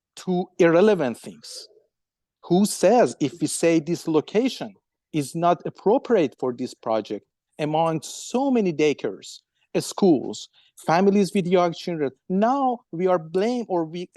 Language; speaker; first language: English; non-native, fluent; Persian